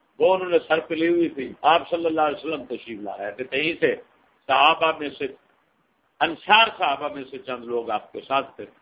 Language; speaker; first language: Urdu; non-native, local second language; Punjabi